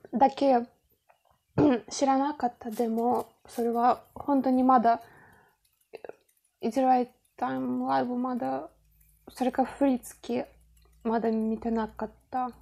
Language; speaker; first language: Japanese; non-native, learner; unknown